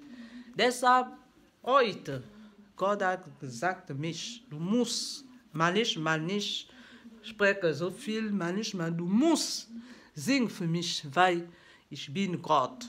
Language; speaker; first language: German; non-native, learner; French